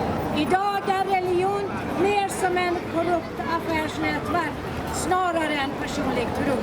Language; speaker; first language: Swedish; non-native, fluent; Persian